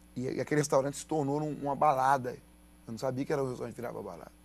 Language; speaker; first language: Portuguese; native; Portuguese